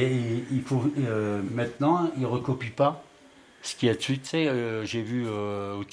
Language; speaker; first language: French; native; French